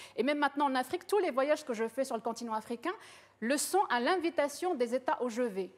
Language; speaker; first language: French; early bilingual, other home language; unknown